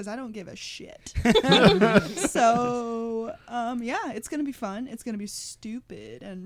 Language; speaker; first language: English; native; English